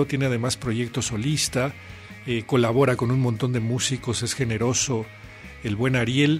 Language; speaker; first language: Spanish; native; Spanish